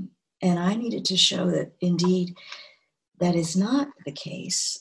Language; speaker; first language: English; native; English